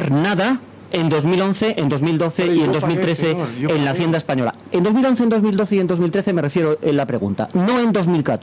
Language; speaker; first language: Spanish; native; Spanish